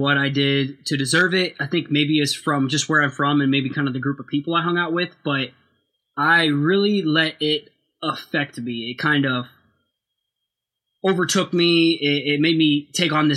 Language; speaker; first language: English; native; English